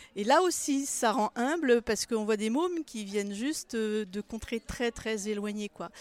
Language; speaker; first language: French; native; French